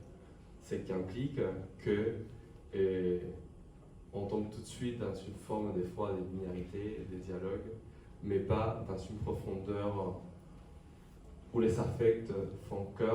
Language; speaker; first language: French; non-native, fluent; Spanish